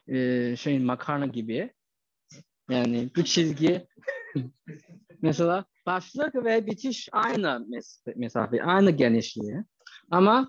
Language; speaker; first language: Turkish; non-native, fluent; Chinese